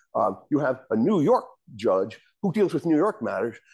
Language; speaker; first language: English; native; English